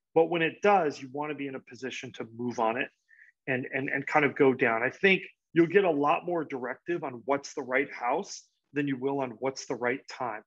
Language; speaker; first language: English; native; English